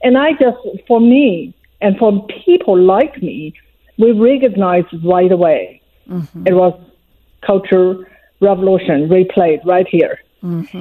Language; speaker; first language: English; non-native, fluent; Chinese